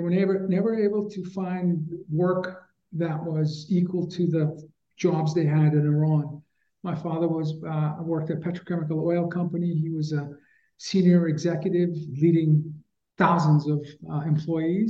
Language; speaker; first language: English; early bilingual, other home language; Persian